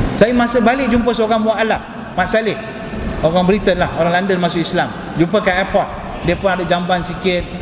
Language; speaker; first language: Malay; non-native, local second language; Tamil